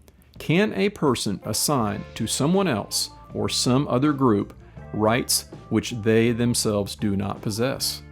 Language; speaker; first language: English; native; English